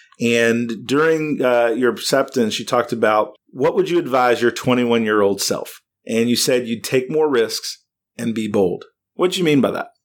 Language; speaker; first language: English; native; English